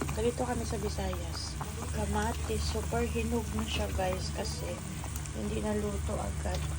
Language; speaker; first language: Filipino; non-native, local second language; Cebuano